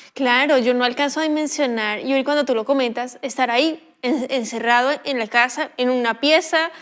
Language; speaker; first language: Spanish; native; Spanish